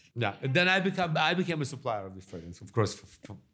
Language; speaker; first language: English; early bilingual, other home language; Russian